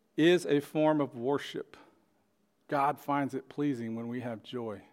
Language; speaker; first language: English; native; English